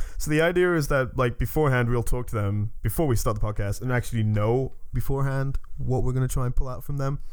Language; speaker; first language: English; native; English